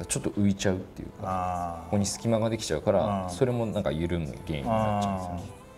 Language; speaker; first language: Japanese; native; Japanese